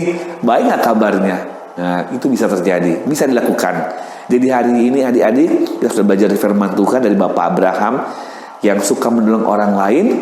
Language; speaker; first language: Indonesian; native; Indonesian